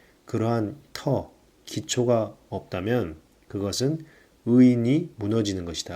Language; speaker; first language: Korean; native; Korean